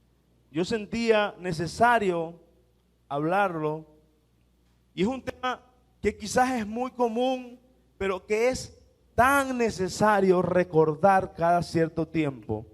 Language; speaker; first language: Spanish; native; Spanish